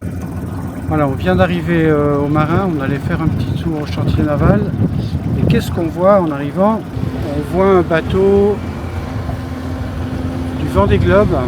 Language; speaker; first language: French; native; French